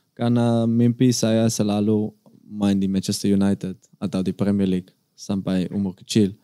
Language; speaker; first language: Indonesian; non-native, learner; Dutch